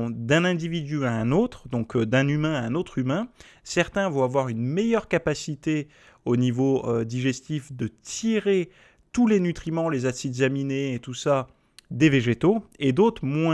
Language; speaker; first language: French; native; French